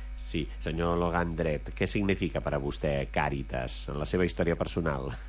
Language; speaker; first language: Catalan; native; Catalan